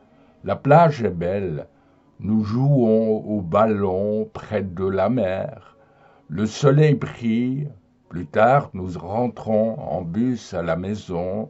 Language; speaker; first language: French; non-native, fluent; German